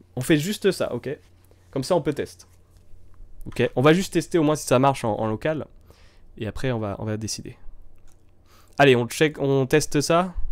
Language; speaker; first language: French; native; French